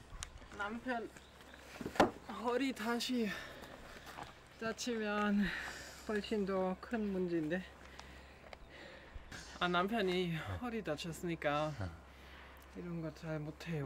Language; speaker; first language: Korean; non-native, fluent; German